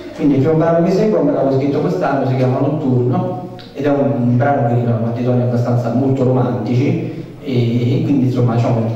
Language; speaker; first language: Italian; non-native, fluent; Spanish